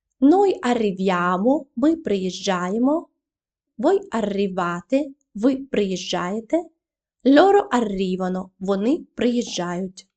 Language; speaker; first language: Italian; non-native, fluent; Ukrainian